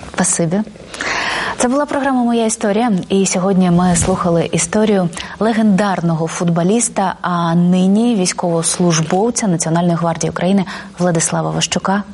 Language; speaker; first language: Ukrainian; native; Ukrainian